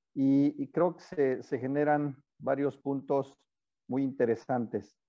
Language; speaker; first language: Spanish; non-native, local second language; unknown